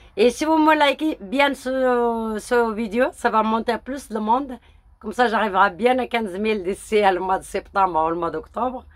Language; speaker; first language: French; early bilingual, other home language; Arabic